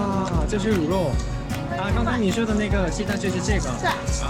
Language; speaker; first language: Chinese; non-native, fluent; Korean